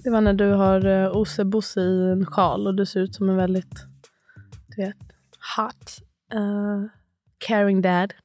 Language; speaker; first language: Swedish; native; Swedish